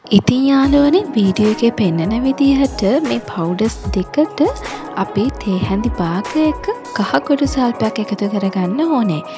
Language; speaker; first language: Sinhala; native; Sinhala